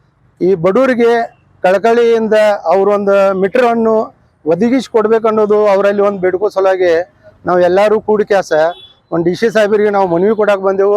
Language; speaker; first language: Kannada; native; Kannada